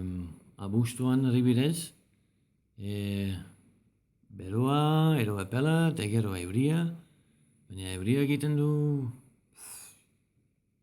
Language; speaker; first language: Basque; non-native, learner; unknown